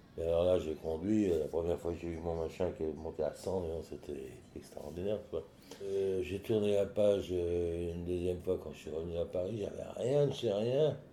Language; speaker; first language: French; native; French